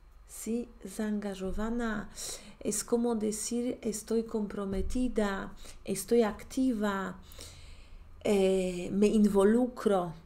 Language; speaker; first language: Spanish; non-native, fluent; Polish